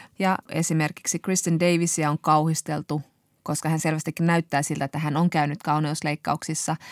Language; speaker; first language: Finnish; native; Finnish